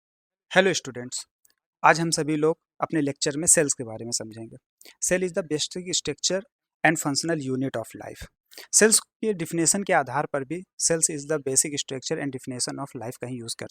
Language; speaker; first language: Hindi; native; Hindi